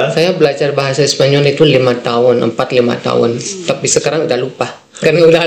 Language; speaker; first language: Indonesian; non-native, fluent; Dutch